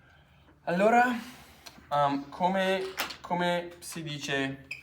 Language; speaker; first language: Italian; non-native, fluent; English